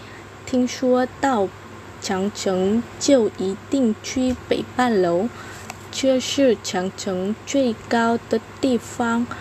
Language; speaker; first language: Chinese; non-native, learner; Vietnamese